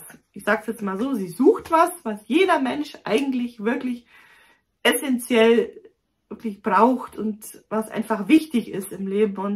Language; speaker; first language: German; native; German